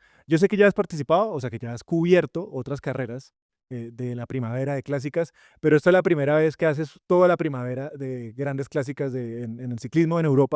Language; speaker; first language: Spanish; native; Spanish